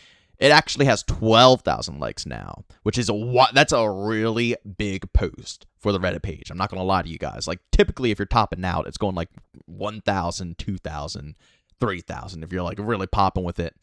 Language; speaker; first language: English; native; English